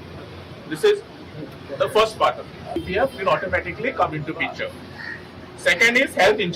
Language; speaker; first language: English; non-native, local second language; Konkani